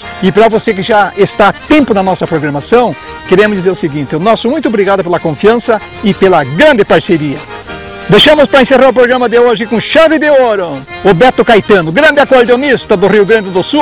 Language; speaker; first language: Portuguese; native; Portuguese